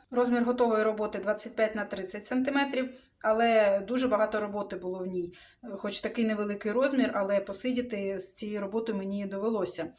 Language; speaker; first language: Ukrainian; non-native, local second language; Russian